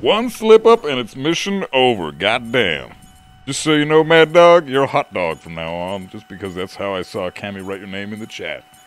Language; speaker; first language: English; early bilingual, other home language; German